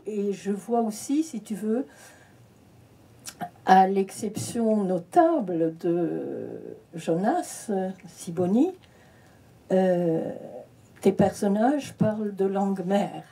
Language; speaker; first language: French; early bilingual, heritage; French